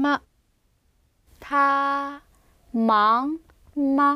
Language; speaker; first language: Chinese; non-native, learner; English